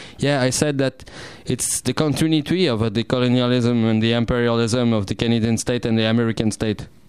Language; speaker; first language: English; non-native, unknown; French